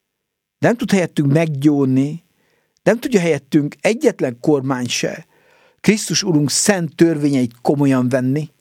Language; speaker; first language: Hungarian; native; Hungarian